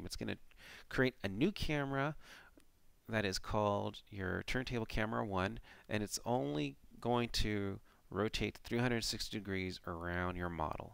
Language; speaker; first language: English; native; English